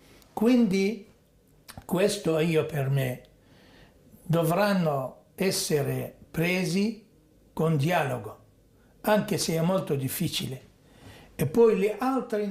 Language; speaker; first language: Italian; non-native, fluent; Arabic